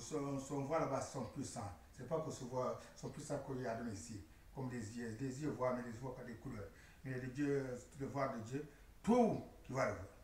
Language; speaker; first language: French; non-native, learner; Arabic